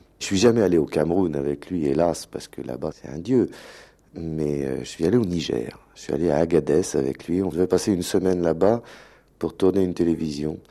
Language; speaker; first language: French; native; French